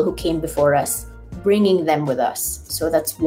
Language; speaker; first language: English; non-native, local second language; Iloko